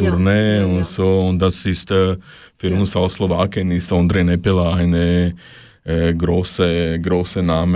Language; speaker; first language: German; non-native, fluent; Slovak